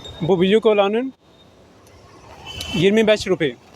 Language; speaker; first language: Turkish; non-native, fluent; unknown